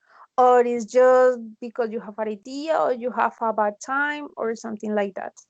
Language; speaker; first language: English; non-native, learner; Spanish